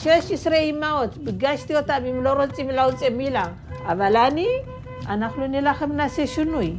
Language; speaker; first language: Hebrew; non-native, learner; Amharic